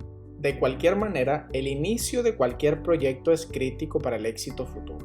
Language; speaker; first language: Spanish; native; Spanish